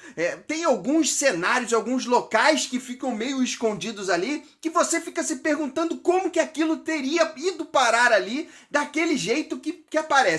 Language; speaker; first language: Portuguese; native; Portuguese